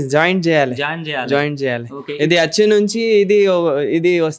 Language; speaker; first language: Telugu; non-native, local second language; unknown